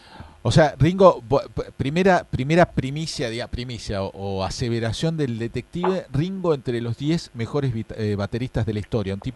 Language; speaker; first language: Spanish; native; Spanish